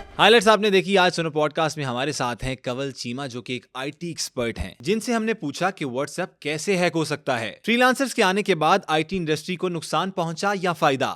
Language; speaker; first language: Urdu; native; Urdu